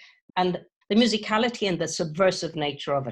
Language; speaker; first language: English; native; English